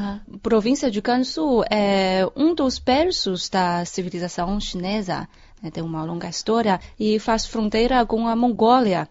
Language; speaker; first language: Portuguese; non-native, fluent; Chinese